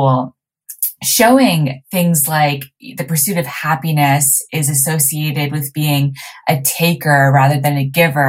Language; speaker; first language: English; native; English